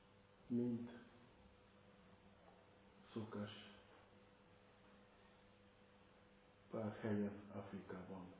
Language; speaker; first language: Hungarian; non-native, fluent; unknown